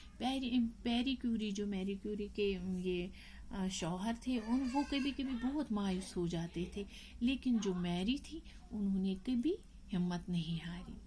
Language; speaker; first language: Urdu; non-native, local second language; Kashmiri